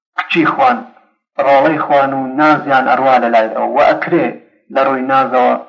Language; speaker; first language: Central Kurdish; non-native, local second language; Gurani